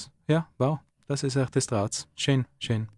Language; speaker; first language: German; native; German